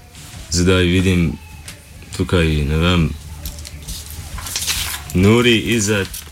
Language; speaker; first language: Slovenian; non-native, learner; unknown